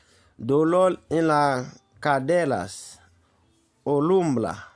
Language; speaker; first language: Spanish; non-native, learner; Haitian Creole